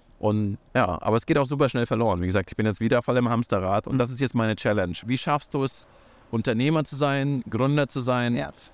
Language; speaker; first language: German; early bilingual, other home language; Russian